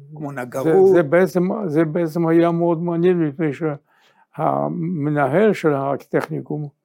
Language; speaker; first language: Hebrew; non-native, fluent; Yiddish